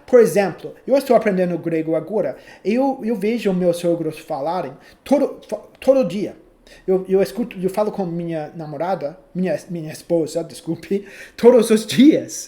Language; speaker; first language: Portuguese; non-native, fluent; English